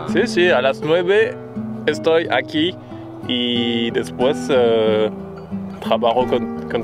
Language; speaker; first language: Spanish; non-native, learner; French